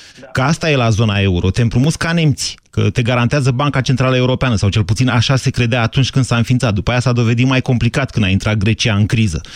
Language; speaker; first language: Romanian; native; Romanian